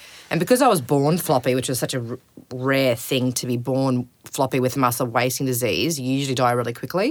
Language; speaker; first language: English; native; English